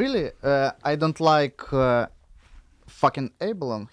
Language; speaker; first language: English; non-native, learner; Russian